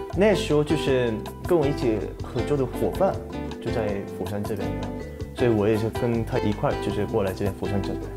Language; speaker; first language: Chinese; non-native, fluent; Korean